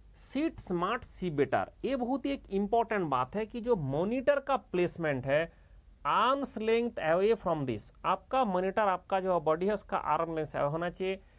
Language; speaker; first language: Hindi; non-native, local second language; Bangla